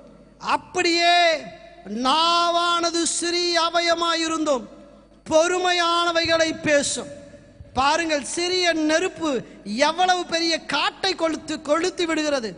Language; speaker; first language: Tamil; native; Tamil